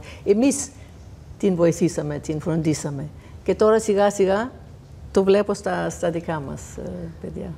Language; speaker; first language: Greek; non-native, fluent; Danish